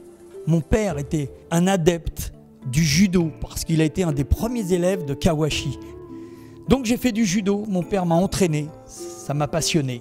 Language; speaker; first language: French; native; French